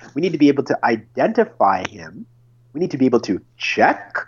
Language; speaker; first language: English; native; English